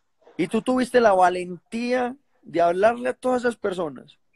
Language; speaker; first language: Spanish; native; Spanish